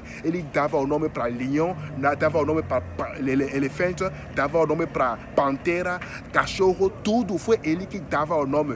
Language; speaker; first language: Portuguese; non-native, fluent; French